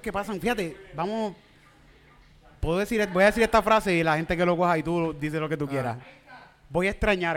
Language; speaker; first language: Spanish; native; Spanish